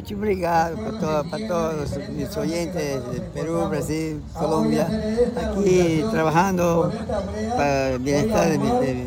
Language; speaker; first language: Portuguese; non-native, learner; Spanish